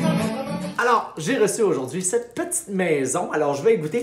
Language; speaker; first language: French; native; French